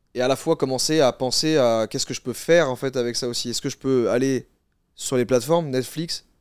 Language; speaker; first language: French; native; French